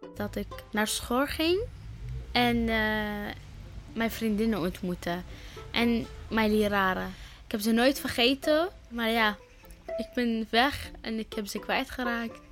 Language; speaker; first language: Dutch; early bilingual, other home language; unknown